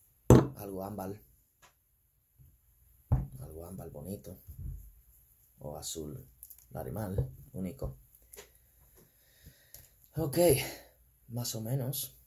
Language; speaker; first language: Spanish; non-native, fluent; English